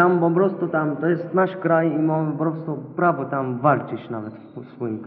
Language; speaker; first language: Polish; non-native, learner; Arabic